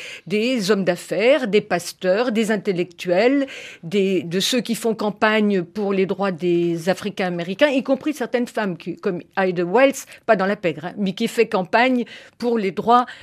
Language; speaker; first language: French; native; French